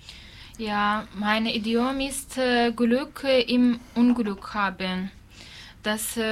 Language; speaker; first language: German; non-native, learner; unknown